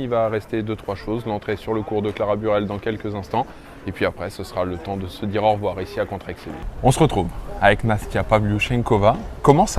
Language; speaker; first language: French; native; French